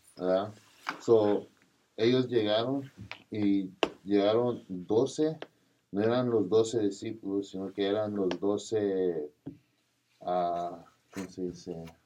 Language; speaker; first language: Spanish; non-native, learner; English